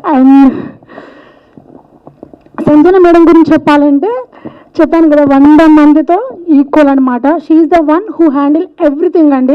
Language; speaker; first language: Telugu; native; Telugu